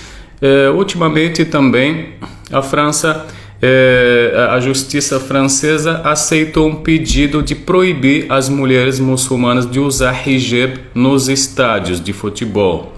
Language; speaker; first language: Portuguese; non-native, fluent; Arabic